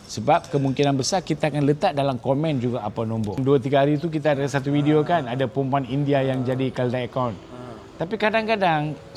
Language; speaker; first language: Malay; non-native, local second language; Tamil